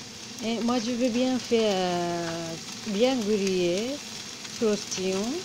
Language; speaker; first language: French; non-native, learner; Japanese